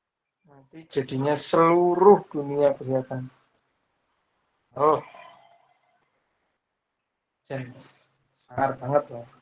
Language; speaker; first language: Indonesian; non-native, local second language; Javanese